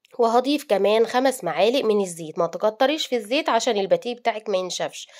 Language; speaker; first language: Arabic; native; Arabic